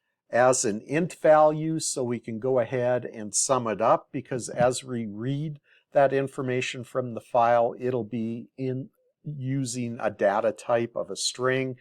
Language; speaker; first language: English; native; English